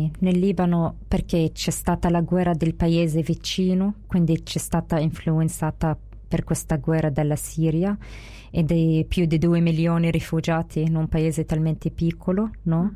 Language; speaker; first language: Italian; non-native, fluent; Arabic